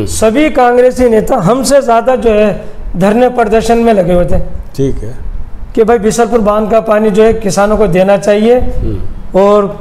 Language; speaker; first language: Hindi; native; Hindi